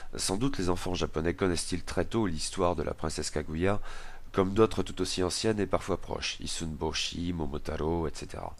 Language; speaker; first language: French; native; French